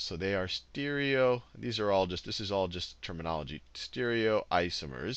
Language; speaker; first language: English; native; English